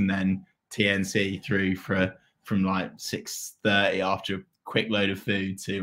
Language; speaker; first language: English; native; English